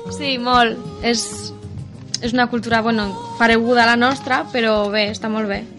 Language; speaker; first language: Catalan; early bilingual, other home language; Romanian